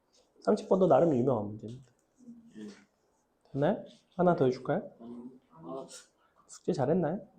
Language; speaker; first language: Korean; native; Korean